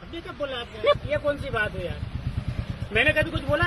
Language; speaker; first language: Hindi; native; Hindi